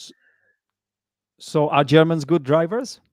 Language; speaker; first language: English; non-native, fluent; Czech